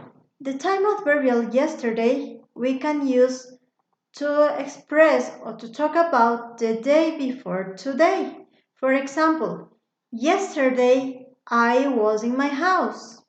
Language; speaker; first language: English; non-native, fluent; Spanish